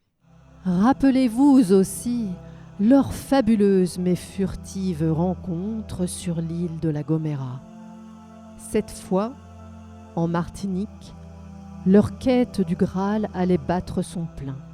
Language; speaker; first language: French; native; French